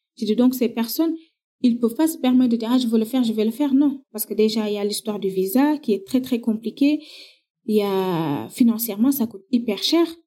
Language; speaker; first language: French; non-native, local second language; Wolof